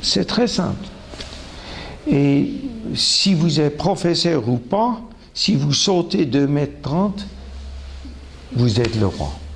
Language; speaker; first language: French; non-native, local second language; German